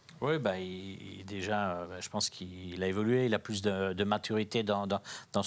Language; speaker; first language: French; native; French